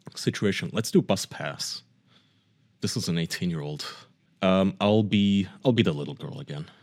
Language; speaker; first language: English; non-native, fluent; German